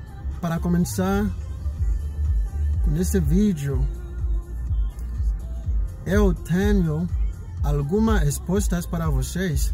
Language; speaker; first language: Portuguese; non-native, learner; Haitian Creole